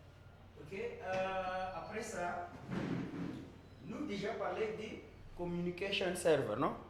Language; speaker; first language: French; non-native, learner; Portuguese